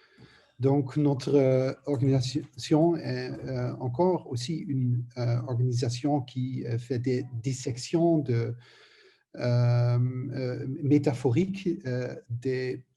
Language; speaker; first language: French; non-native, learner; Dutch